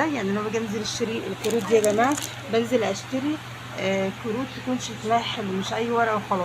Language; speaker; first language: Arabic; native; Arabic